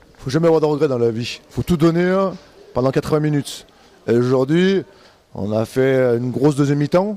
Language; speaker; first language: French; native; French